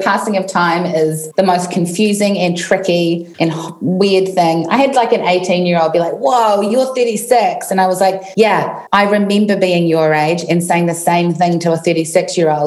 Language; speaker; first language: English; native; English